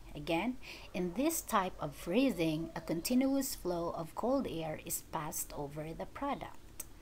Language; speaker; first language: English; non-native, local second language; Filipino